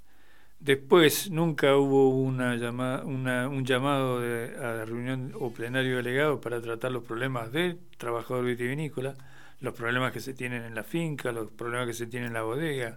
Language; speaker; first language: Spanish; native; Spanish